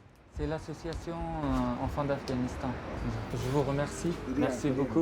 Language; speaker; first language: French; non-native, fluent; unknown